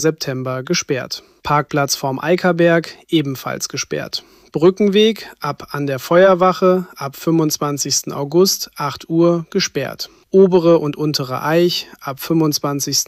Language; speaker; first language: German; native; German